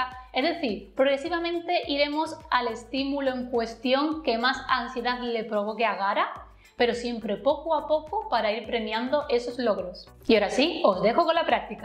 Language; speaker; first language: Spanish; native; Spanish